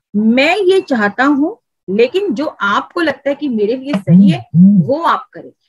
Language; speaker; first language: Hindi; native; Hindi